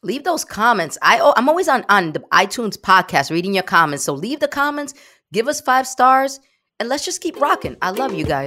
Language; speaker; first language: English; early bilingual, other home language; Spanish